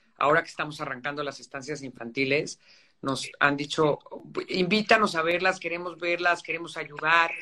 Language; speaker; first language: Spanish; native; Spanish